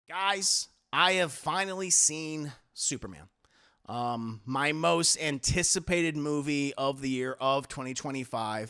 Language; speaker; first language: English; native; English